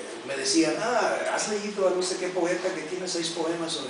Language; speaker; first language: Spanish; early bilingual, heritage; Spanish